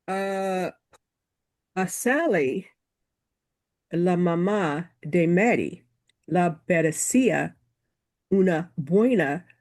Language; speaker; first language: Spanish; non-native, learner; English